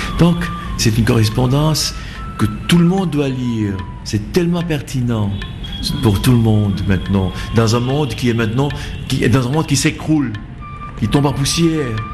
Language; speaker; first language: French; non-native, fluent; Bangla